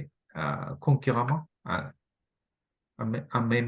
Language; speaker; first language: French; non-native, fluent; Japanese